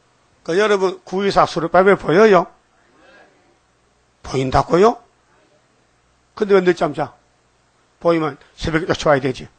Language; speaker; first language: Korean; native; Korean